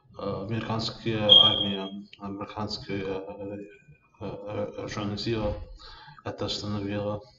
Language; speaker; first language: Russian; non-native, fluent; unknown